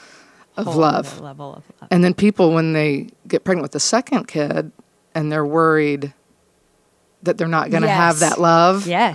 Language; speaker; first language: English; native; English